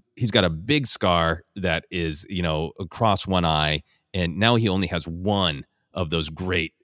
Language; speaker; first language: English; native; English